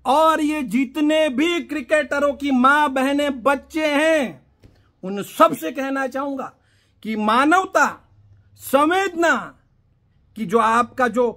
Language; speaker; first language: Hindi; non-native, local second language; Gujarati